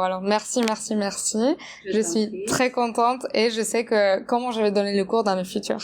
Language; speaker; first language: French; non-native, fluent; Spanish